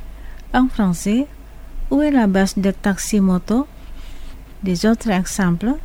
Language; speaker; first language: French; non-native, fluent; Indonesian